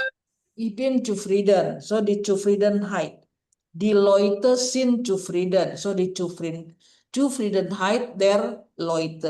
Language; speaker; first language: German; non-native, fluent; Indonesian